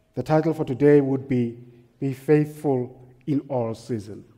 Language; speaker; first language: English; non-native, local second language; Northern Sotho